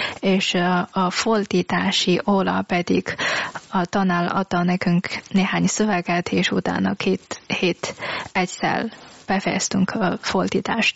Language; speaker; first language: Hungarian; non-native, learner; Chinese